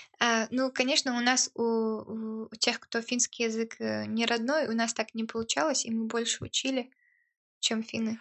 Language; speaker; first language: Russian; early bilingual, heritage; Russian